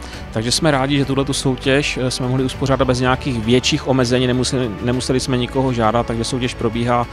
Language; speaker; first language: Czech; native; Czech